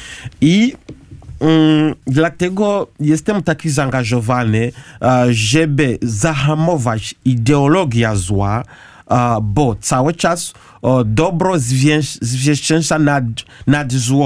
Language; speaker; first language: Polish; non-native, learner; Kinyarwanda